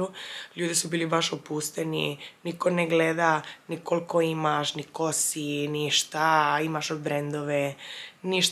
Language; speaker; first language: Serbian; early bilingual, heritage; Serbian